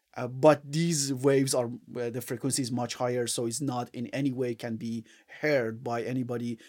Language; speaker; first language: English; non-native, fluent; Persian